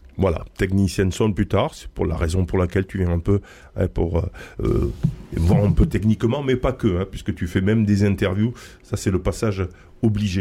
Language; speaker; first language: French; native; French